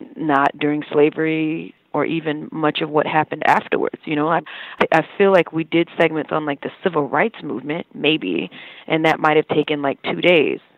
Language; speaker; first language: English; native; English